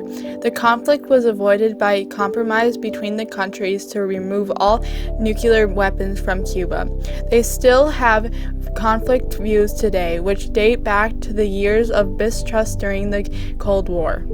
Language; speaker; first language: English; native; English